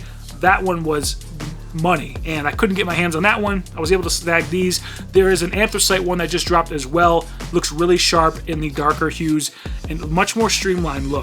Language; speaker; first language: English; native; English